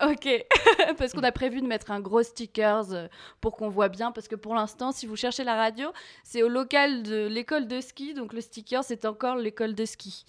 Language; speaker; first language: French; native; French